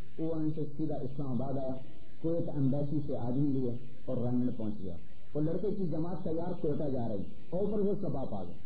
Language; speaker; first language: Urdu; non-native, local second language; Punjabi